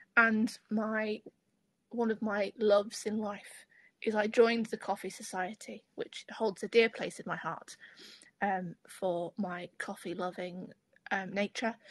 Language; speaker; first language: English; native; English